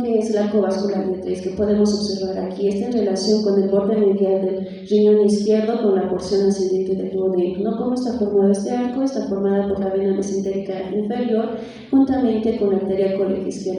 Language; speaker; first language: Spanish; native; Spanish